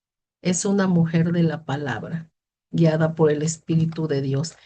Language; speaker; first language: Spanish; native; Spanish